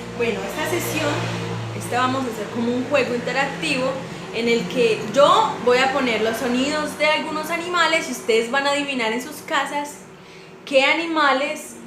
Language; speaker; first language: Spanish; native; Spanish